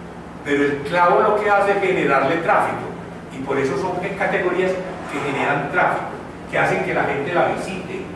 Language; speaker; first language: Spanish; native; Spanish